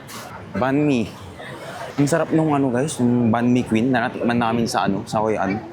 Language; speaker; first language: Filipino; native; Filipino